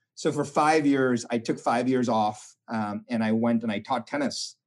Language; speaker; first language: English; non-native, local second language; Tamil